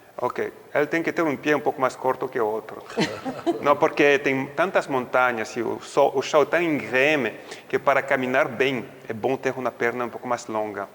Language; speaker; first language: Portuguese; non-native, fluent; French